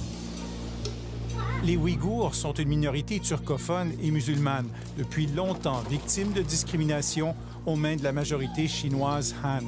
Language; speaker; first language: French; native; French